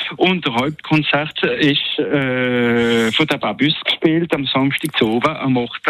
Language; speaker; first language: German; non-native, local second language; French